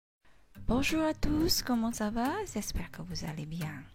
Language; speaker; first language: French; non-native, fluent; Indonesian